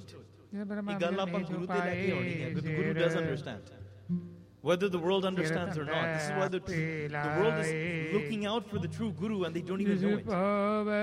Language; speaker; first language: English; native; English